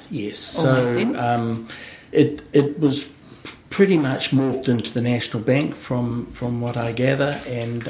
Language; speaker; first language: English; native; English